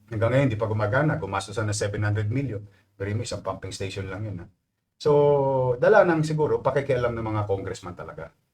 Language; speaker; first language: Filipino; native; Filipino